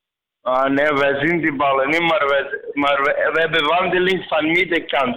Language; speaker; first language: Dutch; non-native, fluent; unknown